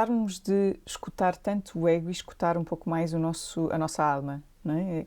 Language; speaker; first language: Portuguese; native; Portuguese